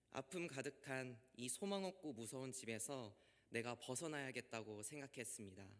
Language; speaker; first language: Korean; native; Korean